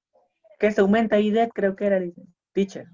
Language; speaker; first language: Spanish; native; Spanish